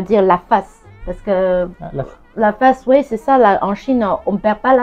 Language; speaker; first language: French; non-native, fluent; Chinese